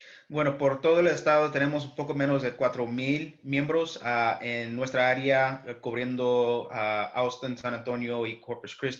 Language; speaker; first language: Spanish; early bilingual, heritage; English